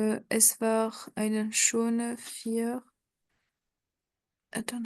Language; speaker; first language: German; non-native, learner; French